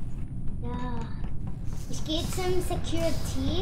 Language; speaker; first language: German; non-native, learner; English